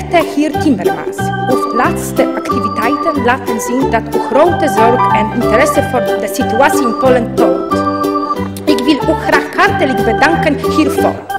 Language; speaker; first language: German; non-native, learner; Polish